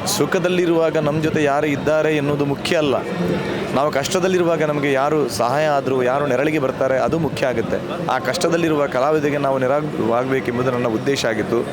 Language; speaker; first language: Kannada; non-native, local second language; Tulu